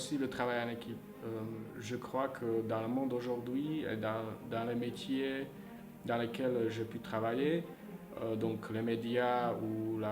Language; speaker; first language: French; non-native, fluent; Slovak